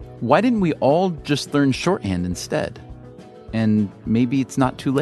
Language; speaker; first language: English; native; English